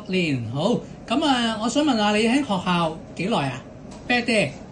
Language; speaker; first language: Cantonese; native; Cantonese